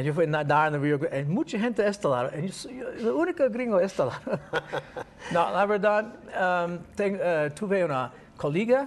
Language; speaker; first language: Spanish; non-native, learner; English